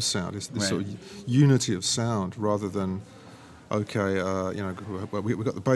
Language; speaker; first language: English; native; English